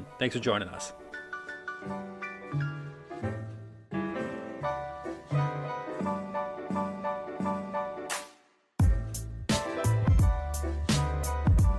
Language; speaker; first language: English; native; English